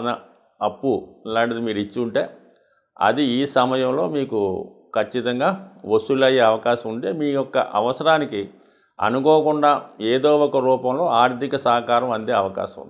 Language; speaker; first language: Telugu; native; Telugu